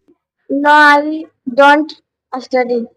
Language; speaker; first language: English; non-native, learner; Hindi